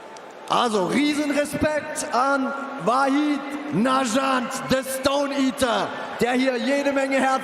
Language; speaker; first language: German; native; German